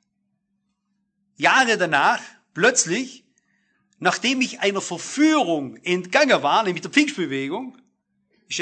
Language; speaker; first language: German; native; German